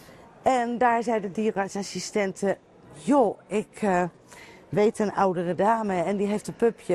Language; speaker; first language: Dutch; native; Dutch